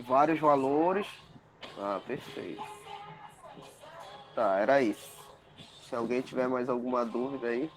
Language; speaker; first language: Portuguese; native; Portuguese